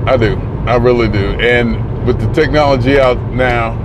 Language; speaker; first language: English; native; English